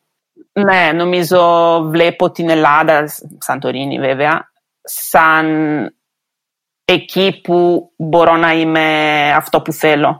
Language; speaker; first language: Greek; non-native, fluent; Italian